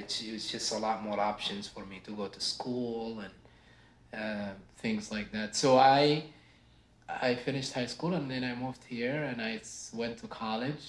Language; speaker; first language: English; non-native, fluent; Arabic